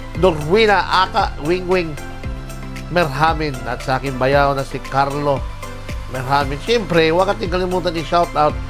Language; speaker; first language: Filipino; non-native, local second language; Cebuano